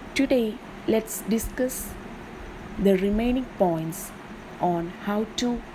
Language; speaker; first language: English; non-native, local second language; Malayalam